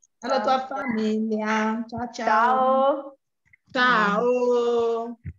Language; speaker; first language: Italian; non-native, fluent; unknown